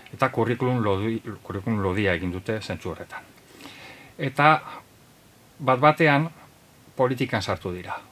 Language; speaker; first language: Basque; native; Basque